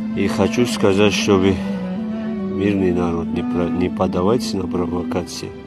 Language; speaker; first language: Russian; non-native, local second language; Tajik